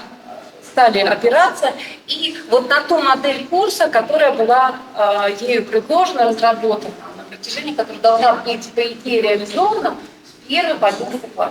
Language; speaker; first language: Russian; native; Russian